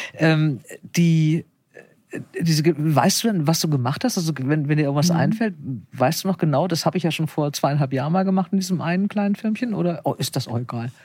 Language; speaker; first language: German; native; German